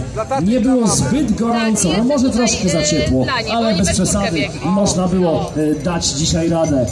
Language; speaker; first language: Polish; native; Polish